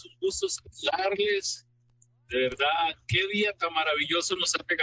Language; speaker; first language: Spanish; native; Spanish